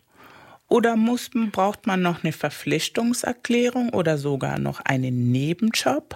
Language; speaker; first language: German; non-native, fluent; Spanish